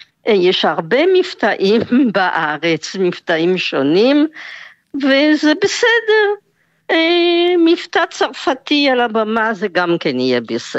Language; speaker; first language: Hebrew; non-native, fluent; French